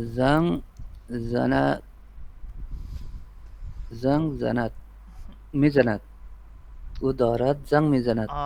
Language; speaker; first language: Persian; non-native, learner; Urdu